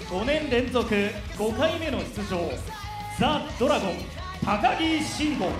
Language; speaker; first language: Japanese; native; Japanese